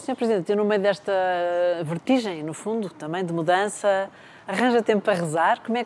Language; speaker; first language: Portuguese; native; Portuguese